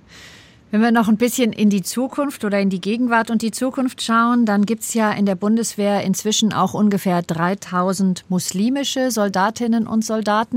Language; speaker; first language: German; native; German